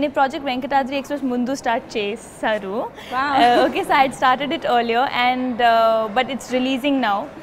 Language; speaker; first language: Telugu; non-native, local second language; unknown